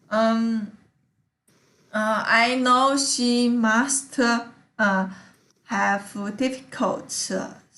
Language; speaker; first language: English; non-native, learner; Chinese